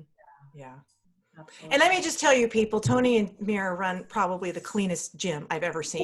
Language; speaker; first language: English; native; English